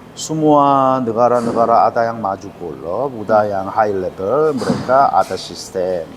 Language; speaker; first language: Indonesian; non-native, learner; Korean